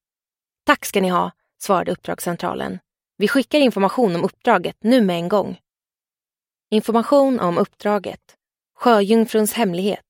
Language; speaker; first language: Swedish; native; Swedish